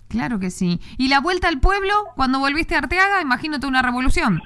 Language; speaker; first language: Spanish; native; Spanish